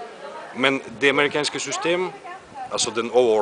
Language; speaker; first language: Danish; non-native, fluent; Russian